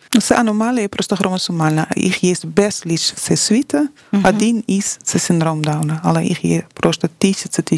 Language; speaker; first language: Ukrainian; non-native, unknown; Dutch